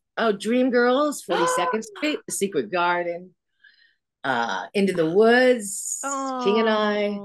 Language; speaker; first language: English; native; English